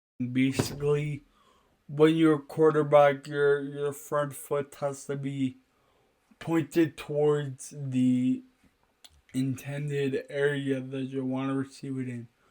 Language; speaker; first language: English; native; English